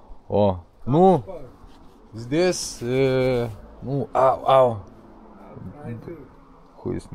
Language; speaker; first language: Russian; non-native, learner; Lithuanian